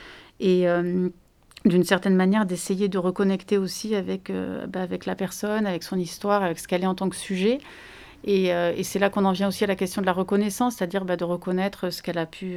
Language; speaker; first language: French; native; French